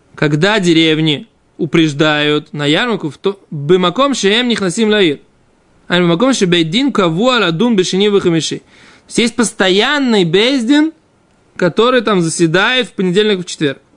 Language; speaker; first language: Russian; non-native, fluent; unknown